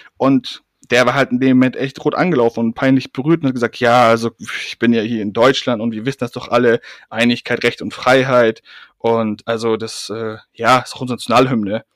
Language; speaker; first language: German; early bilingual, other home language; Persian